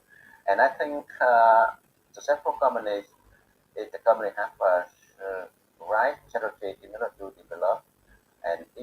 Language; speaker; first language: English; non-native, learner; Bangla